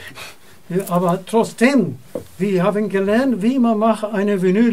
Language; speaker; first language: German; non-native, fluent; Spanish